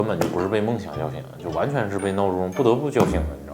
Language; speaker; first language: Chinese; native; Chinese